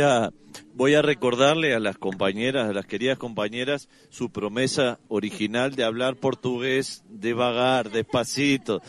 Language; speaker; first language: Spanish; native; Spanish